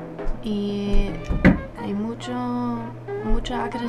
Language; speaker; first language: Spanish; non-native, learner; German